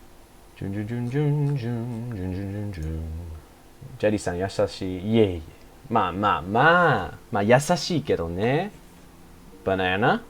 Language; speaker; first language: Japanese; non-native, fluent; English